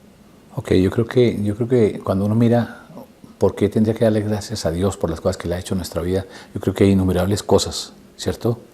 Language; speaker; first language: Spanish; native; Spanish